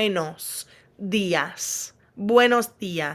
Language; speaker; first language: Spanish; non-native, fluent; English